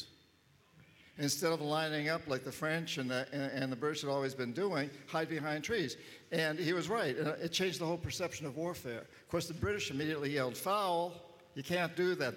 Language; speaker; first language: English; native; English